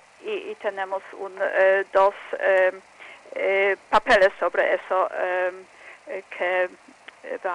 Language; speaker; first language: Spanish; non-native, fluent; Polish